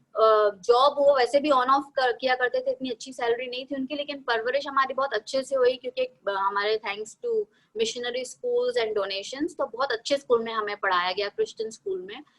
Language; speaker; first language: Hindi; native; Hindi